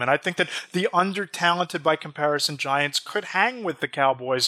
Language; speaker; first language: English; native; English